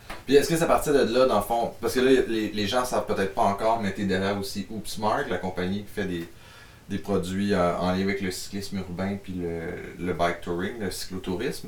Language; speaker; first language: French; native; French